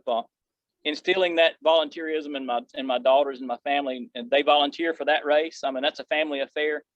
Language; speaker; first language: English; native; English